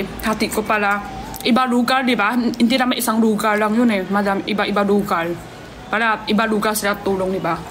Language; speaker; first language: Filipino; non-native, learner; Chinese